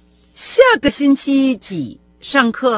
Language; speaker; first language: Chinese; non-native, fluent; Russian